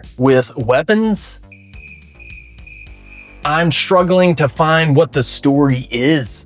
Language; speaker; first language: English; native; English